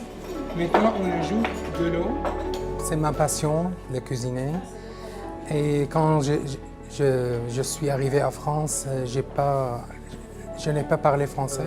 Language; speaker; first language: French; non-native, learner; Arabic